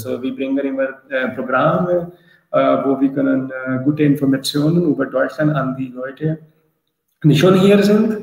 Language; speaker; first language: German; non-native, learner; Urdu